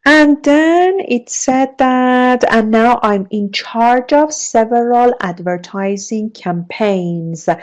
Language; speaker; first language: English; non-native, fluent; Persian